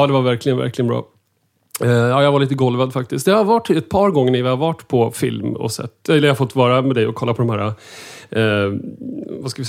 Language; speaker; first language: Swedish; native; Swedish